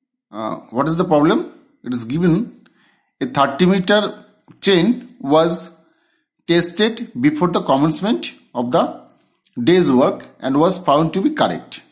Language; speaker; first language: English; non-native, local second language; Bangla